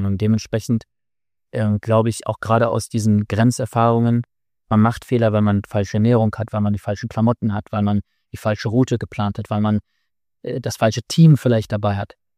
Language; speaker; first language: German; native; German